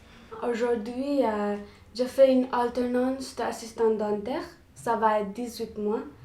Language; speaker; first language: French; non-native, learner; Nepali